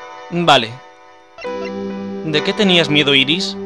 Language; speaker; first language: Spanish; native; Spanish